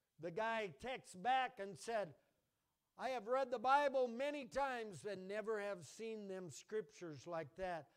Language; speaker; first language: English; native; English